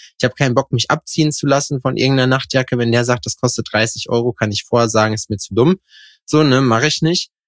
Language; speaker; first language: German; native; German